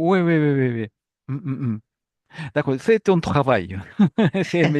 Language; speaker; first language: French; non-native, fluent; Japanese